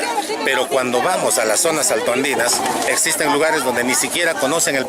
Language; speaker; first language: Spanish; native; Spanish